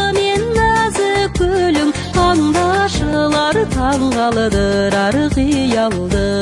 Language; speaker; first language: Russian; non-native, local second language; Kazakh